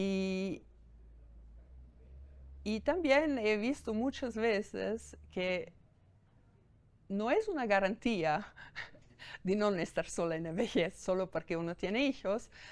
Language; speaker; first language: Spanish; non-native, fluent; German